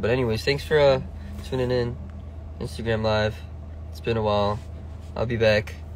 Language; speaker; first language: English; early bilingual, other home language; Korean